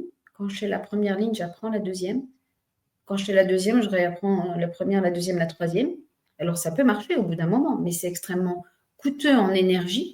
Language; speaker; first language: French; native; French